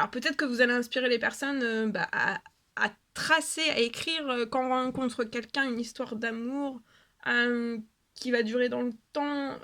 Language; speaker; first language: French; native; French